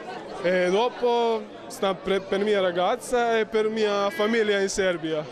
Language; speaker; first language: Italian; non-native, learner; Serbian